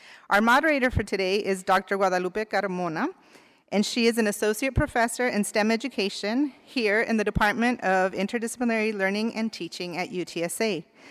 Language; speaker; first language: English; early bilingual, other home language; Spanish